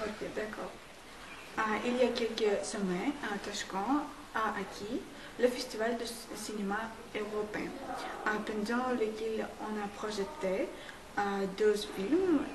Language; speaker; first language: French; non-native, learner; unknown